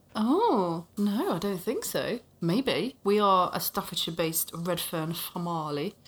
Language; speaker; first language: English; native; English